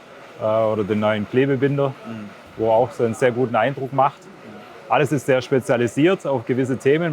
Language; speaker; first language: German; native; German